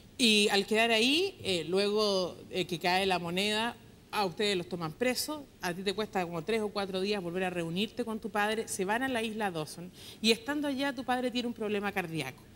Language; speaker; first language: Spanish; native; Spanish